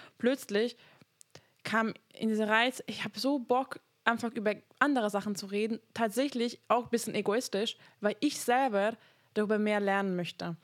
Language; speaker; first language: German; non-native, fluent; Hungarian